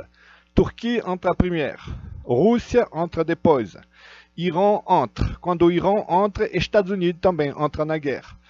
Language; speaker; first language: Portuguese; non-native, fluent; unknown